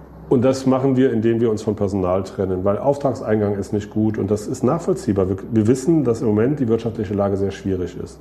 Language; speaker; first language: German; native; German